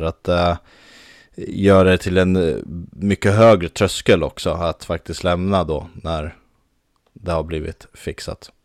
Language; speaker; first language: Swedish; native; Swedish